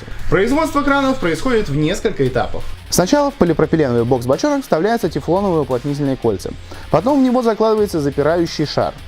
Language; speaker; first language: Russian; native; Russian